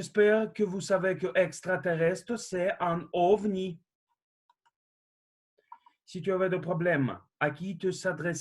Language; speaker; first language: French; non-native, fluent; Russian